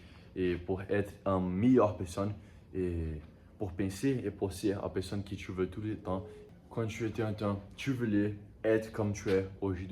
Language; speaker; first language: French; non-native, learner; Portuguese